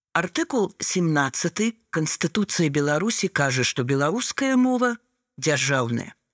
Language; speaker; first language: Belarusian; non-native, local second language; Russian